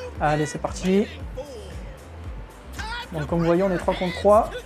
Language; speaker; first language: French; native; French